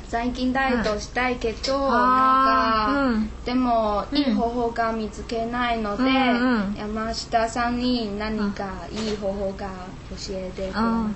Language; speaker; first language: Japanese; non-native, learner; Chinese